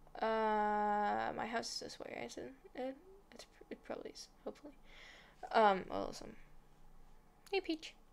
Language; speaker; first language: English; non-native, fluent; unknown